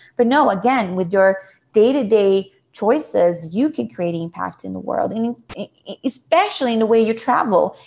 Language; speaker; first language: English; non-native, fluent; Portuguese